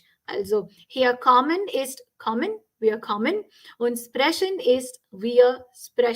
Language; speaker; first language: German; non-native, fluent; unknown